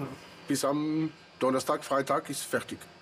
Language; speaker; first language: German; non-native, learner; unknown